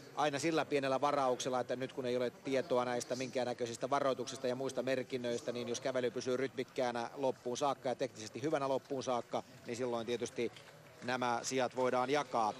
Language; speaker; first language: Finnish; native; Finnish